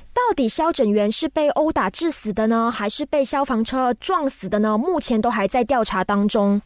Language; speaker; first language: Chinese; native; Chinese